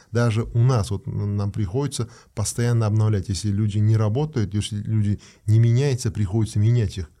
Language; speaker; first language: Russian; non-native, local second language; Uzbek